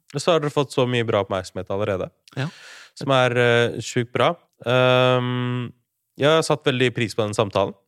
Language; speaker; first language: Norwegian; native; Norwegian